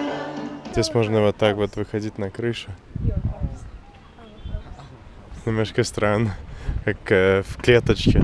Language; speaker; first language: Russian; non-native, fluent; English